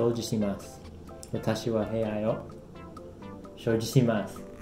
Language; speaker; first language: Japanese; non-native, learner; English